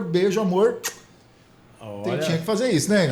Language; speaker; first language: Portuguese; native; Portuguese